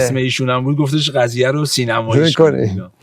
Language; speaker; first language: Persian; native; Persian